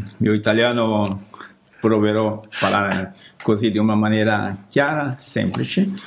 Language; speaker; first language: Italian; non-native, learner; Portuguese